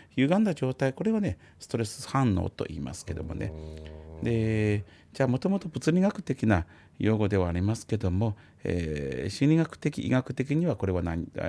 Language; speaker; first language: Japanese; non-native, fluent; Chinese